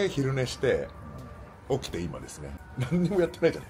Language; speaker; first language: Japanese; native; Japanese